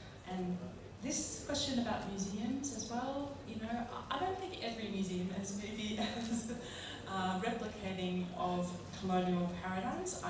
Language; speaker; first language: English; native; English